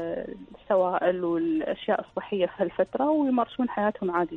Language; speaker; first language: Arabic; native; Arabic